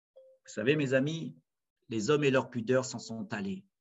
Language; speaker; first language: French; native; French